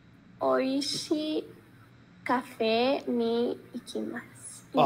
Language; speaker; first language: Japanese; non-native, learner; Spanish